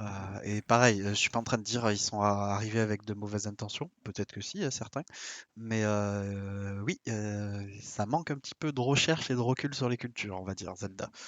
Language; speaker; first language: French; native; French